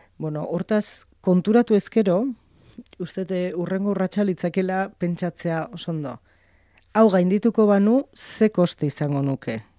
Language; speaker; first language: Basque; native; Basque